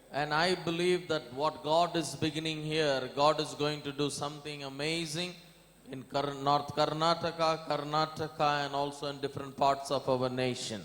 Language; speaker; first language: English; non-native, local second language; Kannada